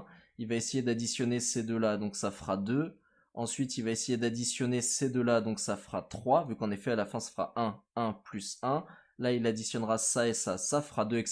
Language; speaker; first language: French; native; French